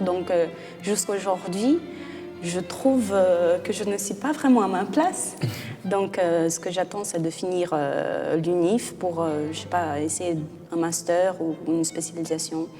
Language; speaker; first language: French; non-native, fluent; Portuguese